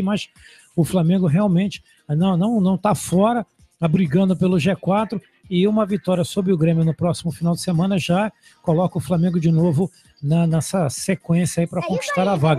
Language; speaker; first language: Portuguese; native; Portuguese